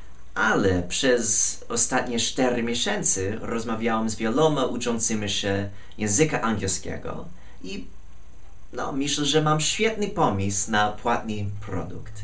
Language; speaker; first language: Polish; non-native, fluent; English